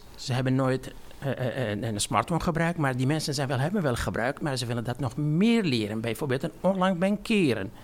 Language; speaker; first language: Dutch; non-native, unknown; Armenian